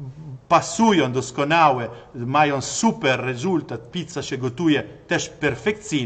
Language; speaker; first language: Polish; non-native, learner; Italian